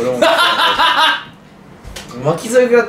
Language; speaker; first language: Japanese; native; Japanese